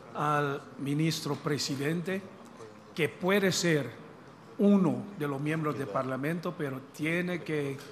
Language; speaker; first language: Spanish; non-native, fluent; English